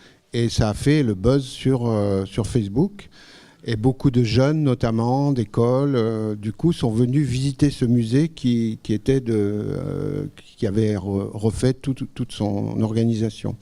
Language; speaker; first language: French; native; French